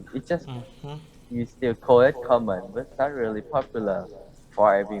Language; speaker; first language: English; non-native, learner; Vietnamese